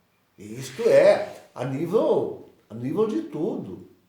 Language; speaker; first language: Portuguese; native; Portuguese